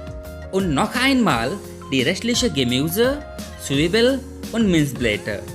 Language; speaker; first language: German; non-native, fluent; Hindi